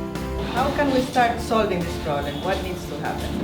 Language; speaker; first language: English; non-native, fluent; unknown